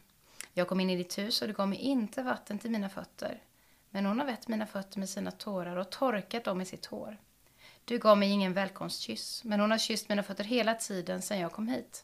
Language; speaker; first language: Swedish; native; Swedish